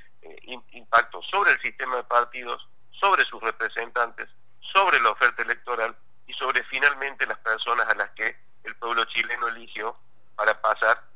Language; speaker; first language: Spanish; native; Spanish